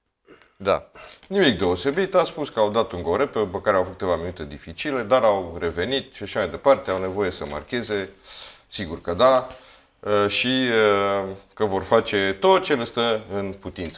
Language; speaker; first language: Romanian; native; Romanian